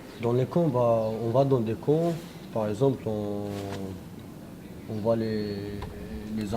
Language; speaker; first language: French; non-native, learner; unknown